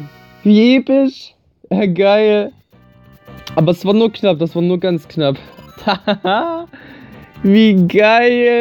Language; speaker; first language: German; native; German